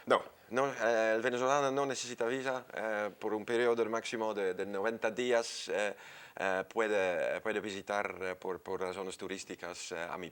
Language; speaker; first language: Spanish; non-native, fluent; Dutch